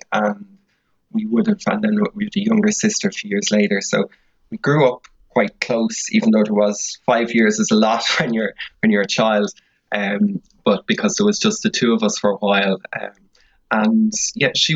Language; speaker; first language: English; native; English